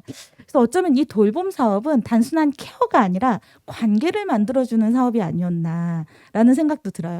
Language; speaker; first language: Korean; native; Korean